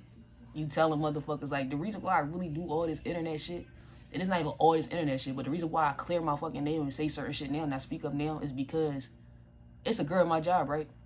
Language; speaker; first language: English; native; English